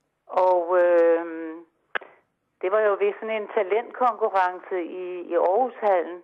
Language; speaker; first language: Danish; native; Danish